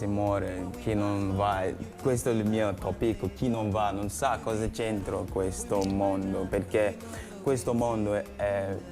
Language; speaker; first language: Italian; non-native, learner; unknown